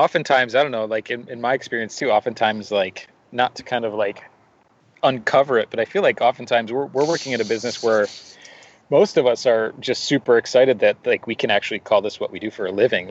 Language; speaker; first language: English; native; English